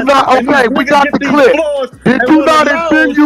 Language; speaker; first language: English; native; English